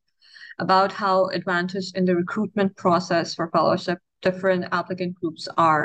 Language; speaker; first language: English; non-native, local second language; Urdu